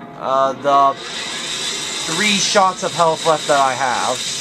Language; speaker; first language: English; native; English